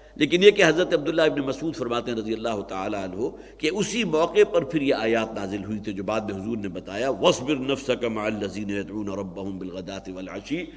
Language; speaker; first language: Urdu; native; Urdu